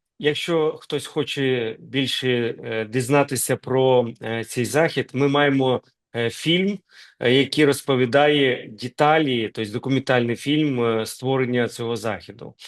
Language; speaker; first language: Ukrainian; non-native, local second language; Russian